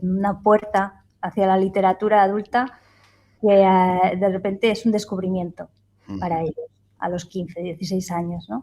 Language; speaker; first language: Spanish; native; Spanish